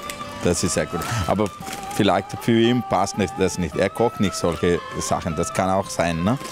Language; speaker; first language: German; non-native, learner; Malayalam